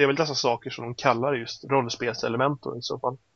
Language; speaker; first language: Swedish; native; Swedish